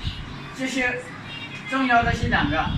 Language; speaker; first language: Chinese; non-native, fluent; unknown